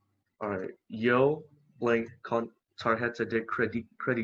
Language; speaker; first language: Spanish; non-native, learner; English